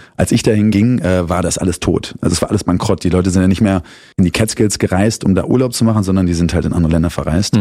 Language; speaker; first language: German; native; German